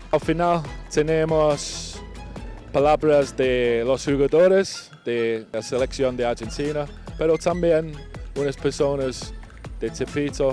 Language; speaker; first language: Spanish; non-native, fluent; English